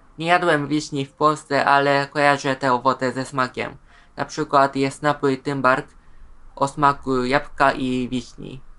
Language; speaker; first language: Polish; non-native, fluent; Japanese